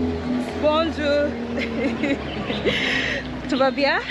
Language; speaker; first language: French; non-native, learner; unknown